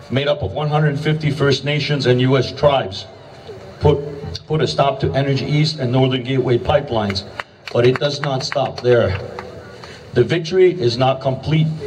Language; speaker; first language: English; native; English